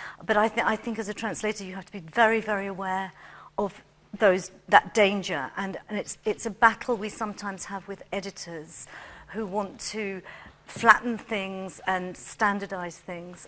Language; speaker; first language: English; native; English